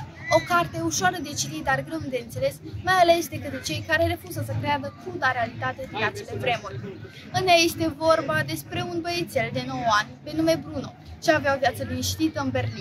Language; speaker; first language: Romanian; native; Romanian